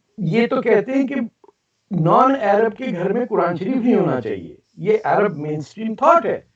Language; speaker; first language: Urdu; native; Urdu